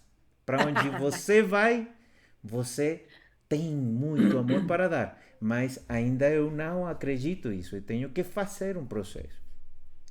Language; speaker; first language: Portuguese; non-native, fluent; Spanish